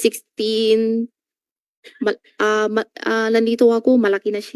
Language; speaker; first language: Filipino; non-native, learner; Chinese